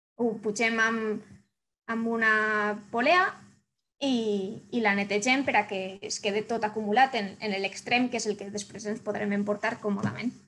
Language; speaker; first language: Catalan; native; Catalan